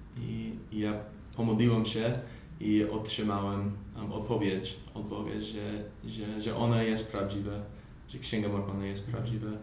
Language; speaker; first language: Polish; non-native, learner; English